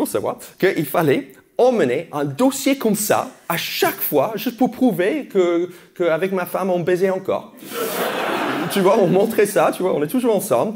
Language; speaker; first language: French; non-native, fluent; English